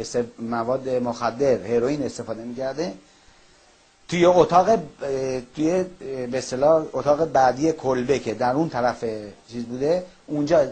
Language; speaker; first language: Persian; native; Persian